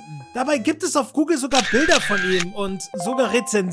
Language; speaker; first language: German; native; German